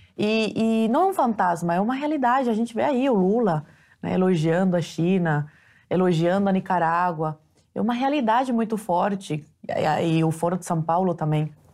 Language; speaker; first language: Portuguese; early bilingual, other home language; Spanish